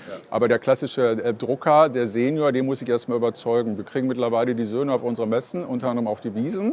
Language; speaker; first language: German; native; German